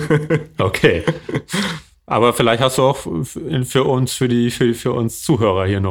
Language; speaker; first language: German; native; German